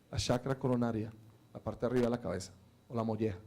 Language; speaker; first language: Spanish; native; Spanish